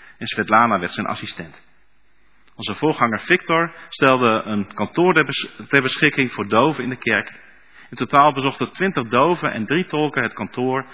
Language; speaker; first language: Dutch; non-native, learner; Russian